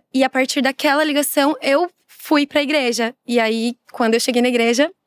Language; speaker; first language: Portuguese; native; Portuguese